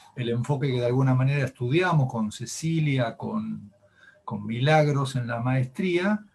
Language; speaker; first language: Spanish; native; Spanish